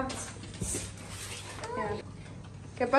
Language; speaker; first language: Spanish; non-native, learner; Filipino